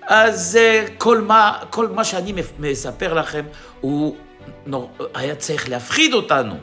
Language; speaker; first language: Hebrew; non-native, fluent; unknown